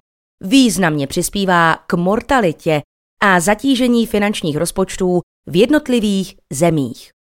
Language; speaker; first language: Czech; native; Czech